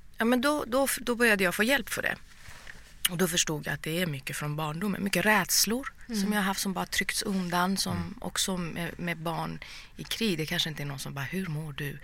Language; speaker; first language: Swedish; early bilingual, other home language; Persian